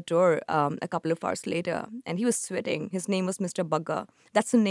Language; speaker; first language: English; non-native, local second language; Urdu